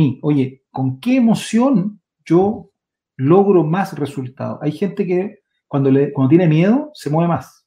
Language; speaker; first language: Spanish; native; Spanish